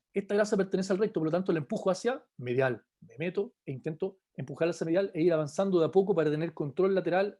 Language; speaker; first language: Spanish; native; Spanish